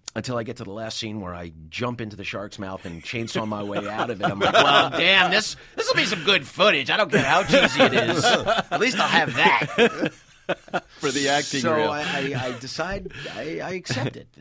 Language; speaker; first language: English; native; English